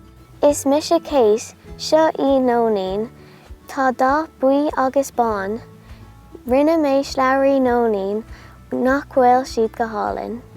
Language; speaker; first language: Irish; non-native, local second language; English